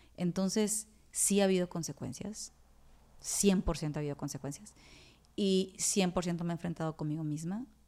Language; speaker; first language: Spanish; native; Spanish